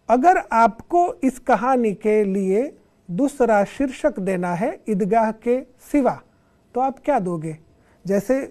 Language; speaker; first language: Hindi; non-native, local second language; Gujarati